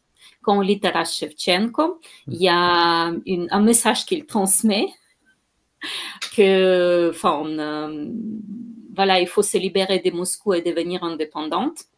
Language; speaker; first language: French; non-native, fluent; Ukrainian